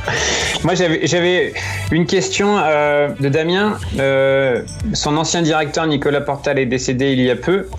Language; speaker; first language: French; native; French